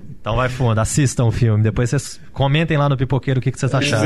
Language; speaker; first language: Portuguese; native; Portuguese